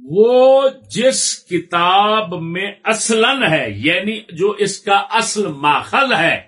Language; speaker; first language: Urdu; non-native, local second language; Punjabi